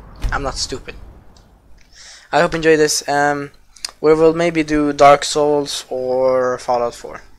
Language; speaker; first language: English; non-native, fluent; Swedish